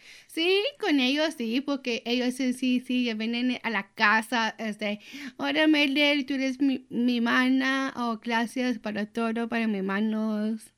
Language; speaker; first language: Spanish; early bilingual, heritage; Spanish